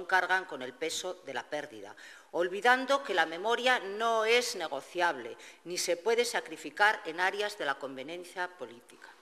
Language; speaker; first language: Spanish; native; Spanish